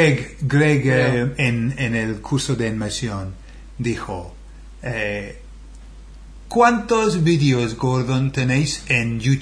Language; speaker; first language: Spanish; non-native, fluent; English